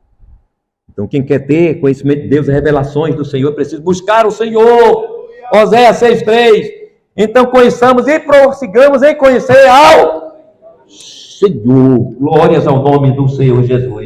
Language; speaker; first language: Portuguese; native; Portuguese